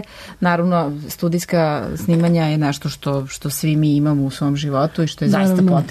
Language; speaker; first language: Serbian; native; Serbian